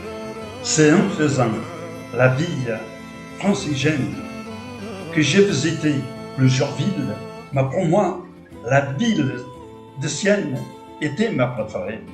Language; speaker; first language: French; non-native, fluent; Portuguese